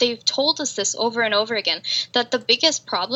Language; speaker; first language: English; native; English